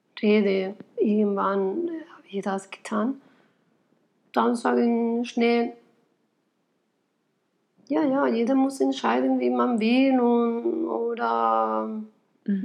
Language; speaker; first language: German; non-native, fluent; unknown